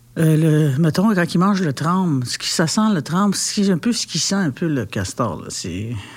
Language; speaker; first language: French; non-native, local second language; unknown